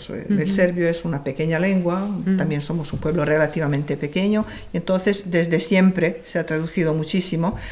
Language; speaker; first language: Spanish; non-native, fluent; Serbian